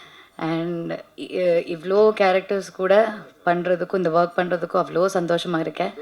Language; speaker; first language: Tamil; non-native, learner; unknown